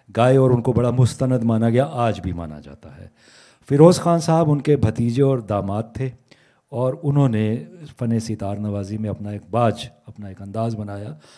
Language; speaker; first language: Urdu; native; Urdu